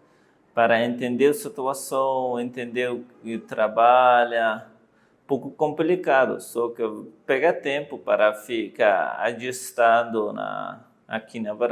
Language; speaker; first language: Portuguese; non-native, learner; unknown